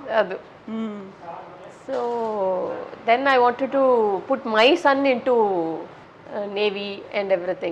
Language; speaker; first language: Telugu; non-native, learner; Tamil